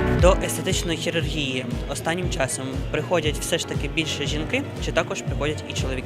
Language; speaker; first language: Ukrainian; native; Ukrainian